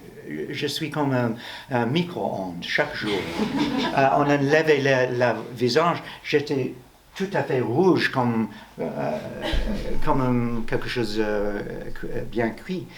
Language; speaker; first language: French; non-native, learner; English